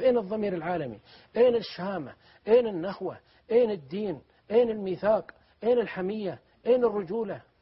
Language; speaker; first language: Arabic; native; Arabic